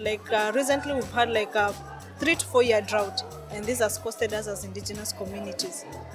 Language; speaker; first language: English; non-native, local second language; Masai